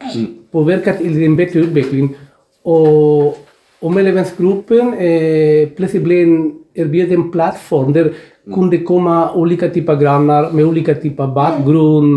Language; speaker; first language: Swedish; non-native, fluent; Spanish